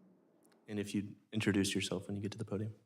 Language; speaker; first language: English; native; English